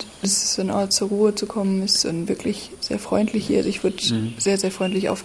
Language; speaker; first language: German; native; German